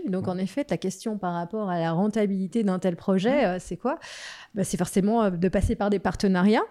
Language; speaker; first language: French; native; French